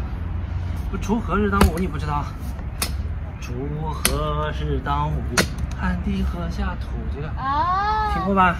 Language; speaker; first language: Chinese; native; Chinese